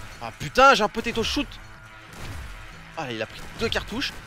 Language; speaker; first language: French; native; French